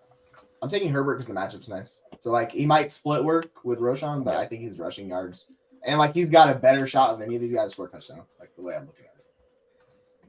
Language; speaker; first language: English; native; English